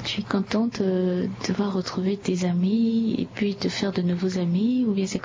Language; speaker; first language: French; native; French